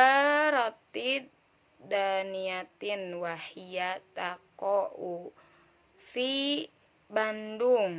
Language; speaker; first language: Arabic; non-native, learner; Indonesian